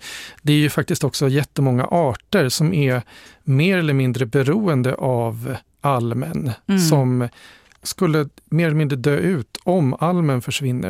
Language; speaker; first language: Swedish; native; Swedish